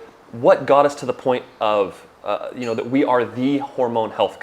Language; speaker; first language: English; native; English